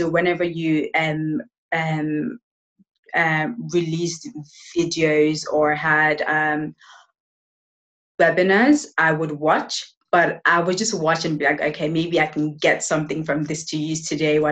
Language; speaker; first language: English; non-native, local second language; Yoruba